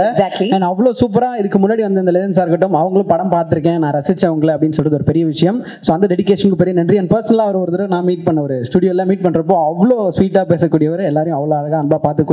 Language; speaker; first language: Tamil; native; Tamil